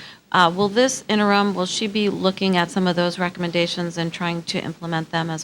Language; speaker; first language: English; native; English